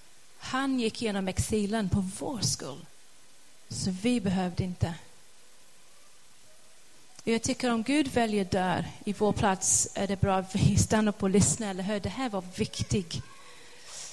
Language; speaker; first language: Swedish; non-native, fluent; English